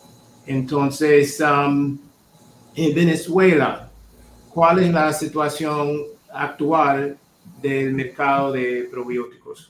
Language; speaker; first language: Spanish; non-native, fluent; English